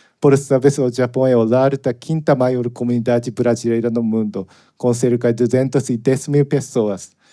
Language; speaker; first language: Portuguese; non-native, learner; Japanese